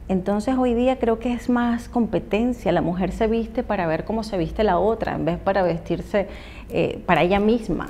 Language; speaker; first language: Spanish; native; Spanish